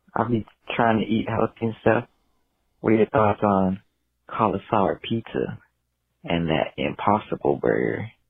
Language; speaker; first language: English; native; English